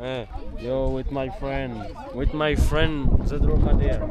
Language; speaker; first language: English; non-native, learner; French